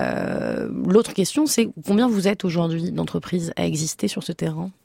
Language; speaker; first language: French; native; French